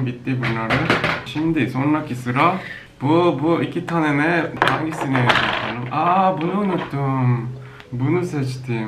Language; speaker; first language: Turkish; non-native, learner; Korean